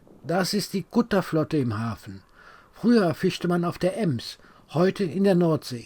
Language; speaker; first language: German; native; German